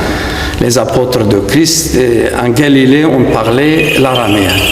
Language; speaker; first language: French; non-native, fluent; Aramaic